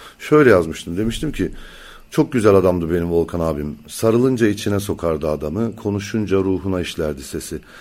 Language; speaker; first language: Turkish; native; Turkish